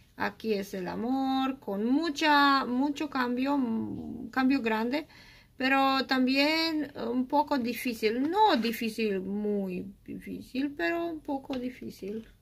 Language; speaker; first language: Spanish; non-native, learner; Romanian